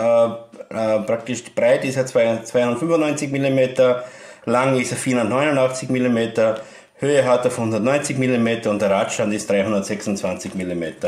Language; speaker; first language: German; native; German